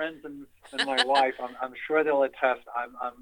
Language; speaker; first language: English; native; English